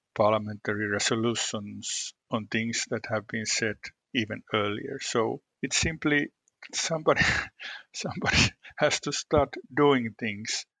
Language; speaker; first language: English; non-native, fluent; Finnish